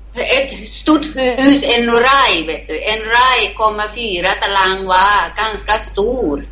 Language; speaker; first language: Swedish; non-native, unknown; Thai